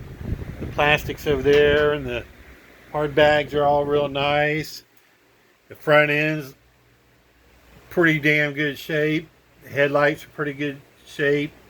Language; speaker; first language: English; native; English